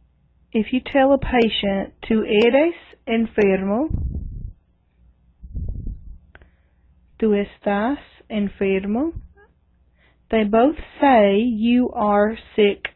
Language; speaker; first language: Spanish; non-native, fluent; English